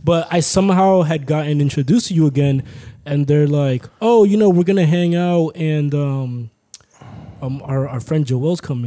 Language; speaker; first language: English; early bilingual, other home language; Spanish